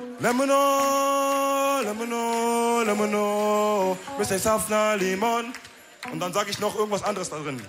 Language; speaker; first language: German; early bilingual, other home language; Wolof